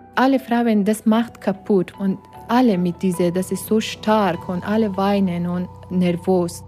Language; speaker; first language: German; non-native, learner; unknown